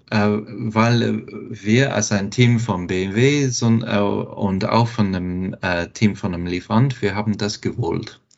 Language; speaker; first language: German; non-native, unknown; English